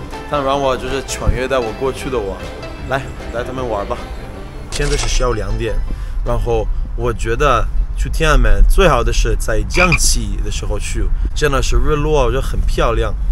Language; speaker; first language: Chinese; non-native, fluent; Hebrew